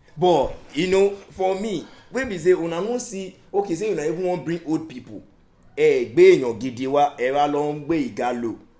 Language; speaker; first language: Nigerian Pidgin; non-native, local second language; Yoruba